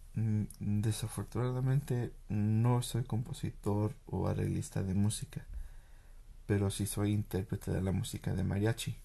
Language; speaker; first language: Spanish; early bilingual, heritage; Spanish